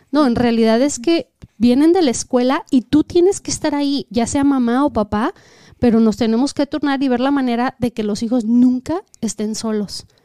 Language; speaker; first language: Spanish; native; Spanish